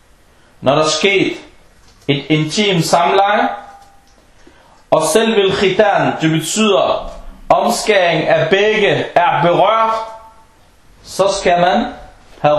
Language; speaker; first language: Danish; non-native, fluent; Arabic